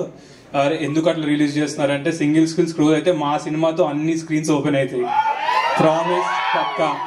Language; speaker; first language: Telugu; native; Telugu